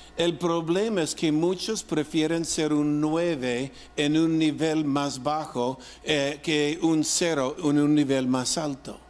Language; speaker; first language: Spanish; non-native, fluent; English